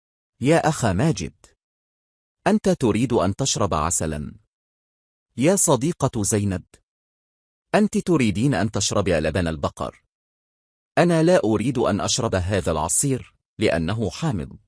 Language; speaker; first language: Arabic; non-native, fluent; Bangla